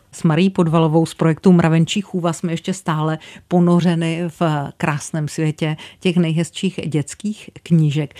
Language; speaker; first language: Czech; native; Czech